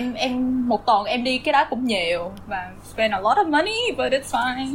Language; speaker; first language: Vietnamese; native; Vietnamese